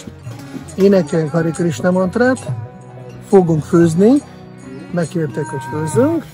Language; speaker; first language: Hungarian; non-native, fluent; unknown